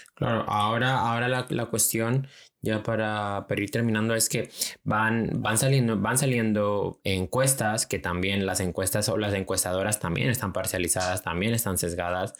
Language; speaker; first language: Spanish; native; Spanish